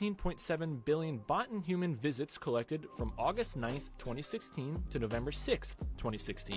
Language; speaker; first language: English; native; English